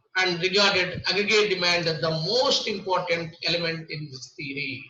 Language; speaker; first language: English; non-native, local second language; Telugu